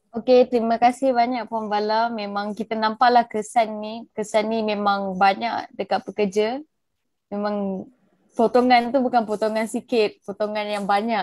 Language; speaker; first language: Malay; native; Malay